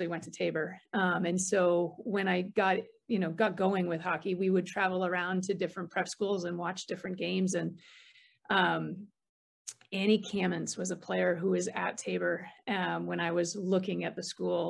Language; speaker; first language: English; native; English